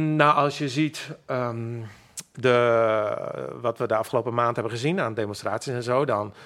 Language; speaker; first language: Dutch; non-native, local second language; Western Frisian